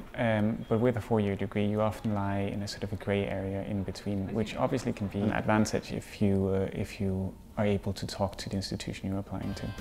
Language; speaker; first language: English; non-native, fluent; Danish